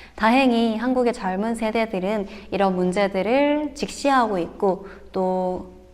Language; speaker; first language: Korean; native; Korean